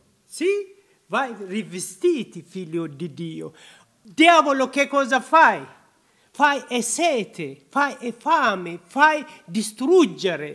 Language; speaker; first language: Italian; non-native, learner; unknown